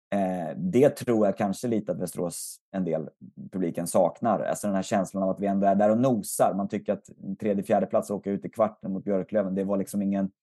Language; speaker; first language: Swedish; native; Swedish